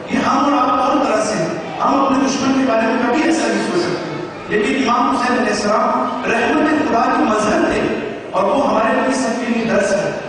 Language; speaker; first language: Urdu; native; Urdu